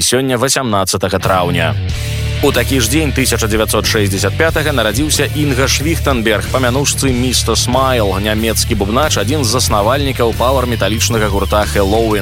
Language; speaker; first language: Belarusian; native; Belarusian